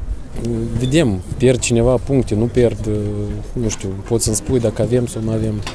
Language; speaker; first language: Romanian; non-native, local second language; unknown